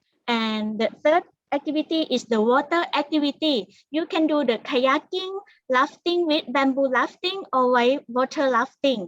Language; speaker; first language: English; non-native, learner; Thai